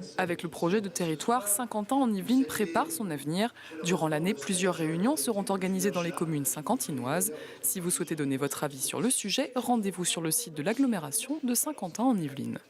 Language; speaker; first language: French; native; French